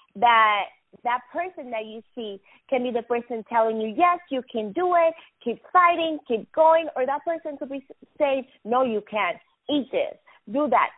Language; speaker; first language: English; non-native, fluent; Spanish